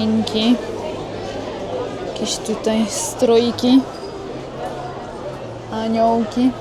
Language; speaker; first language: Polish; native; Polish